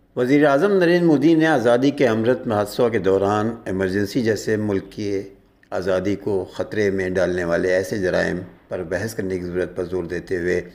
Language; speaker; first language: Urdu; native; Urdu